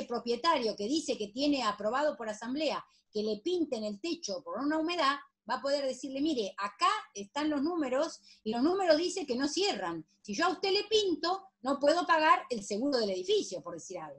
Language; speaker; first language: Spanish; native; Spanish